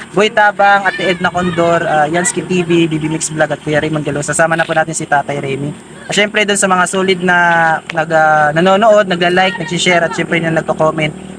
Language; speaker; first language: Filipino; non-native, local second language; Waray